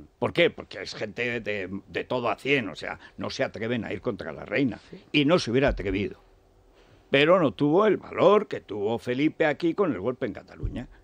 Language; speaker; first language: Spanish; native; Spanish